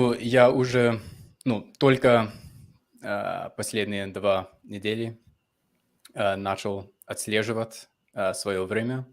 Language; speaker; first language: Russian; non-native, fluent; English